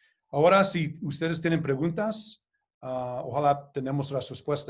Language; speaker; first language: Spanish; early bilingual, heritage; Spanish